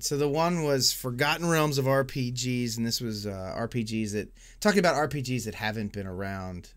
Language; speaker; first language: English; native; English